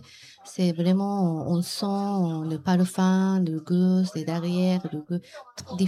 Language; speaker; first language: French; non-native, learner; Japanese